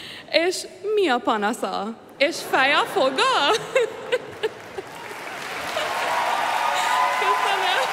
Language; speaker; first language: Hungarian; non-native, learner; English